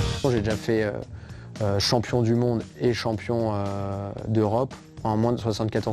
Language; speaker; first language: French; native; French